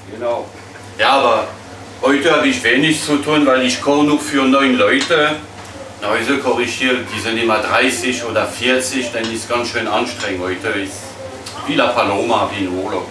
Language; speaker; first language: German; non-native, fluent; French